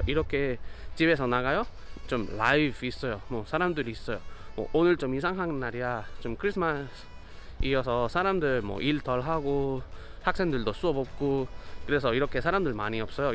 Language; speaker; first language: Korean; non-native, learner; Spanish